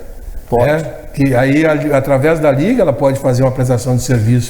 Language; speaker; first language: Portuguese; native; Portuguese